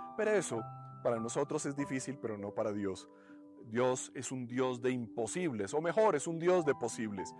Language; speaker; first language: Spanish; native; Spanish